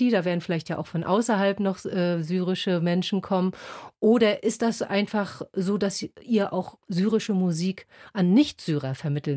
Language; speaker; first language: German; native; German